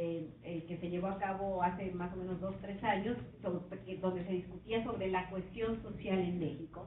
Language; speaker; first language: Spanish; native; Spanish